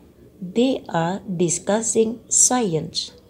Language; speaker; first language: English; non-native, fluent; Indonesian